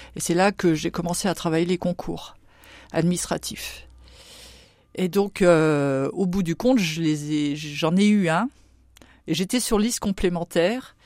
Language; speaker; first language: French; native; French